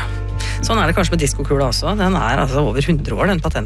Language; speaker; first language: Norwegian; native; Norwegian